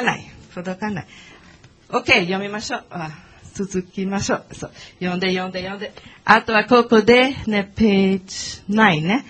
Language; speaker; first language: Japanese; non-native, learner; English